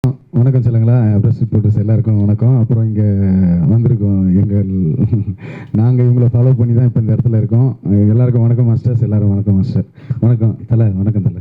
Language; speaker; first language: Tamil; native; Tamil